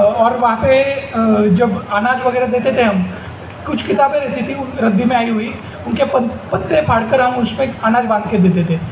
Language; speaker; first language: Hindi; non-native, local second language; Marathi